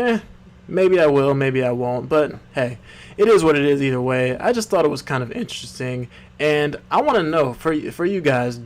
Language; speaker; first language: English; native; English